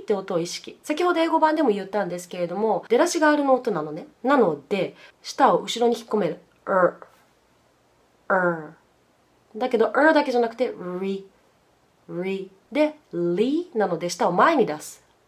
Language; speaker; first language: Japanese; native; Japanese